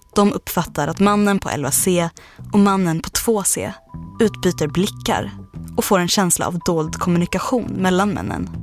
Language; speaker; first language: Swedish; native; Swedish